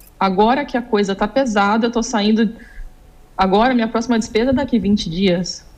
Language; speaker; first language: Portuguese; native; Portuguese